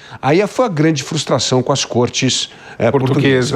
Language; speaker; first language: Portuguese; native; Portuguese